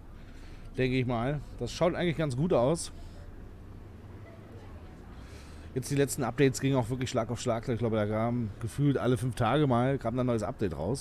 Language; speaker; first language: German; native; German